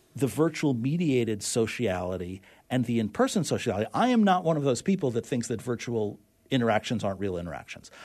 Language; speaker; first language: English; native; English